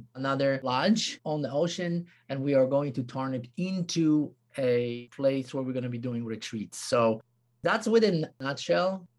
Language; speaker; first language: English; non-native, fluent; Polish